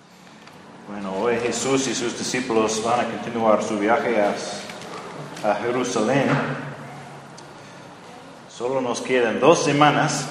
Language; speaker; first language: Spanish; non-native, fluent; English